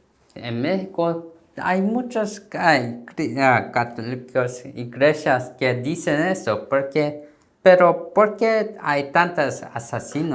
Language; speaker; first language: Spanish; non-native, learner; Korean